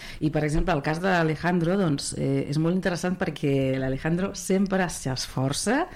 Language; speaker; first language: Catalan; native; Catalan